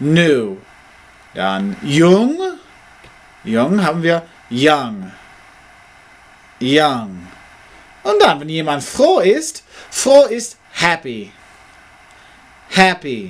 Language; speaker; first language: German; non-native, learner; English